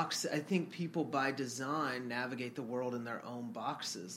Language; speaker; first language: English; native; English